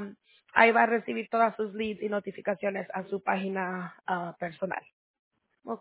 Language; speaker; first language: Spanish; early bilingual, heritage; Spanish